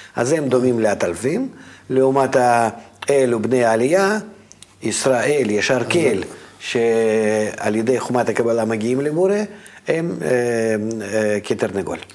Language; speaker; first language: Hebrew; non-native, fluent; Russian